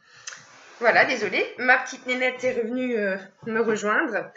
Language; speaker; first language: French; native; French